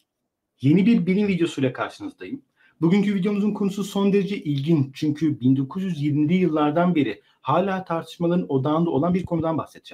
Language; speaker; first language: Turkish; native; Turkish